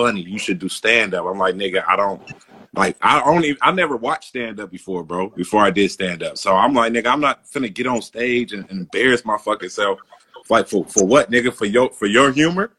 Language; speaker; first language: English; native; English